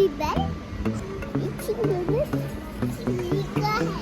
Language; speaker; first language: Korean; early bilingual, heritage; Korean